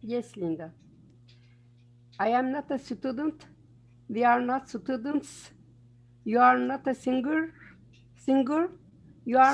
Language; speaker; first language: English; non-native, learner; Turkish